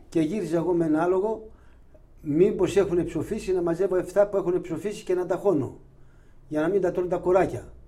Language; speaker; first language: Greek; non-native, local second language; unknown